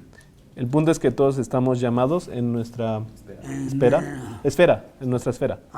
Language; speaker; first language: Spanish; native; Spanish